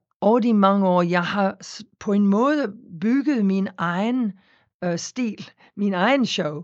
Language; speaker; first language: Danish; non-native, fluent; English